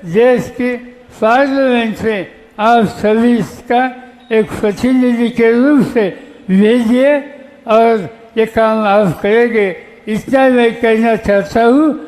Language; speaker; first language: Hindi; non-native, local second language; Marathi